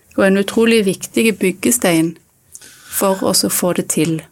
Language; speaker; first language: Norwegian; native; Norwegian